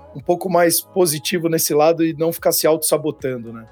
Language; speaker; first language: Portuguese; native; Portuguese